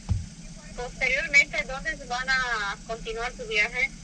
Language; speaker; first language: Spanish; native; Spanish